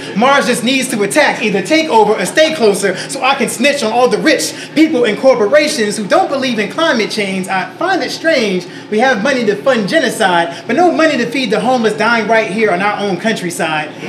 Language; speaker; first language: English; native; English